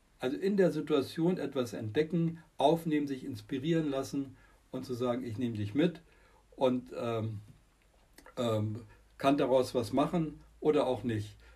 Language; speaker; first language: German; non-native, fluent; Persian